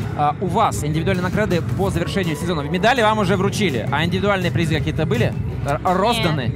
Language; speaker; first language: Russian; native; Russian